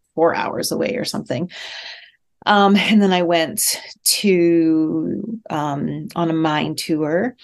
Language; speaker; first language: English; native; English